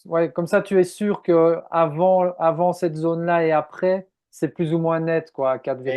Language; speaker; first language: French; native; French